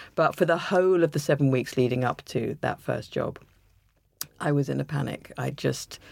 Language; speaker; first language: English; native; English